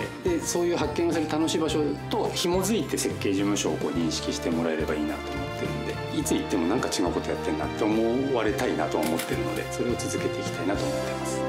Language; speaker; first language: Japanese; native; Japanese